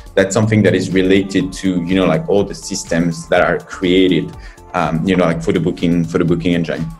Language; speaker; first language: English; non-native, fluent; French